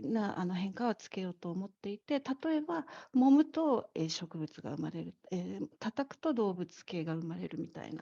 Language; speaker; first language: Japanese; native; Japanese